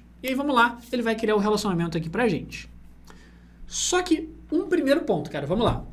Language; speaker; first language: Portuguese; native; Portuguese